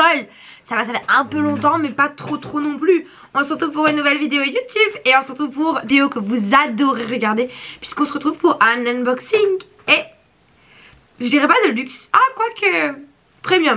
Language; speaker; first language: French; native; French